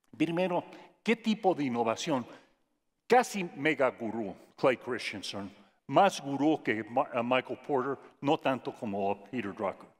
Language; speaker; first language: Spanish; non-native, fluent; English